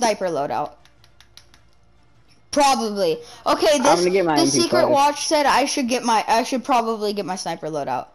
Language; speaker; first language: English; native; English